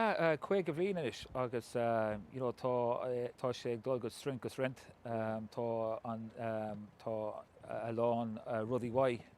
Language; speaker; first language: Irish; non-native, local second language; English